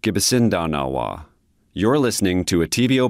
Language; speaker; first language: English; native; English